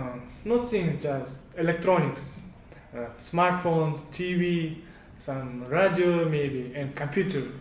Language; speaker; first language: English; non-native, learner; Kazakh